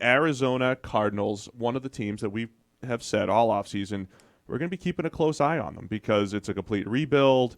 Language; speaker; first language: English; native; English